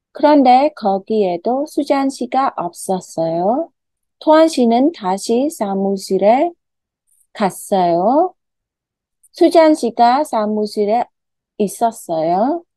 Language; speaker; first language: Korean; non-native, fluent; Khmer